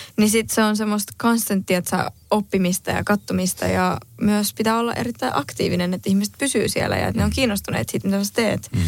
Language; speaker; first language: Finnish; early bilingual, other home language; Spanish